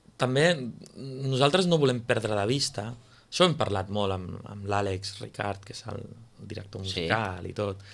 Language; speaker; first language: Catalan; native; Catalan